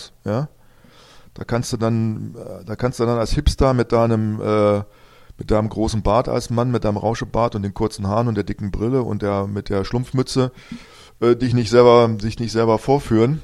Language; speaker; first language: German; native; German